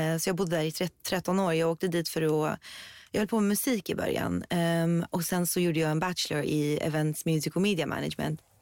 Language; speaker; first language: Swedish; early bilingual, other home language; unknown